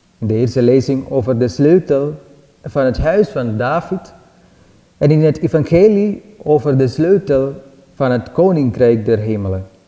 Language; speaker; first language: Dutch; non-native, fluent; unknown